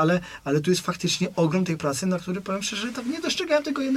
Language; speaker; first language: Polish; native; Polish